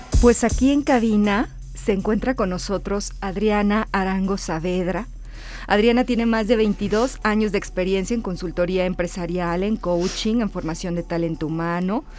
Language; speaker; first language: Spanish; native; Spanish